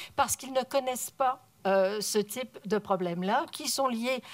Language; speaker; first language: French; native; French